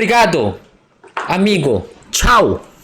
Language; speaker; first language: Portuguese; non-native, fluent; Indonesian